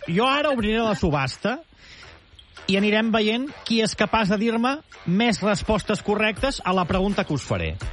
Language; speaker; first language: Catalan; native; Catalan